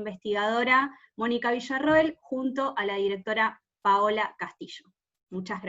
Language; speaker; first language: Spanish; native; Spanish